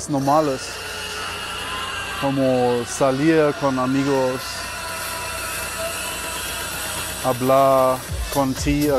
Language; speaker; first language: Spanish; non-native, learner; German